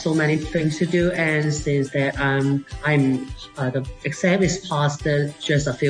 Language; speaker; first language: English; non-native, local second language; Cantonese